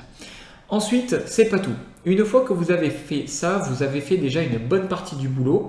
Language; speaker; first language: French; native; French